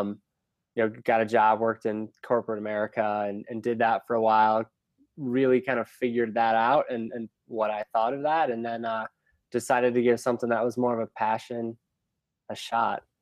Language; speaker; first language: English; native; English